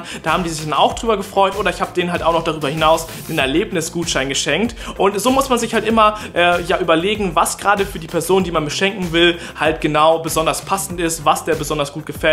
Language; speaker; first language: German; native; German